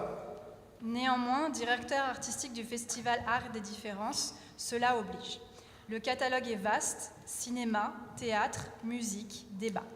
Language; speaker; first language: French; native; French